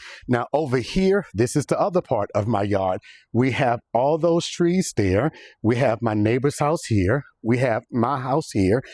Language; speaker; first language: English; native; English